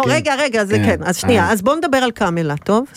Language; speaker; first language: Hebrew; native; Hebrew